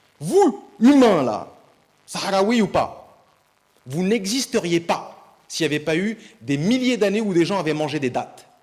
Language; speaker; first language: French; early bilingual, other home language; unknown